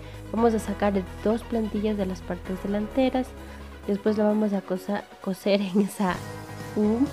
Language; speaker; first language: Spanish; native; Spanish